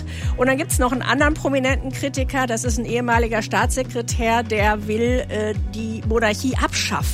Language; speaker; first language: German; native; German